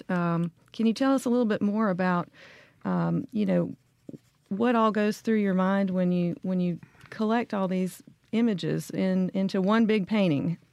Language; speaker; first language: English; native; English